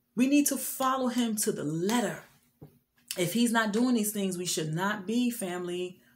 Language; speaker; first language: English; native; English